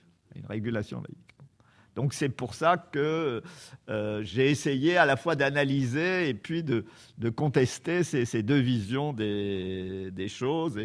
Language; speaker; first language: French; native; French